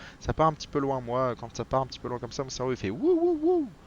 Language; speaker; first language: French; native; French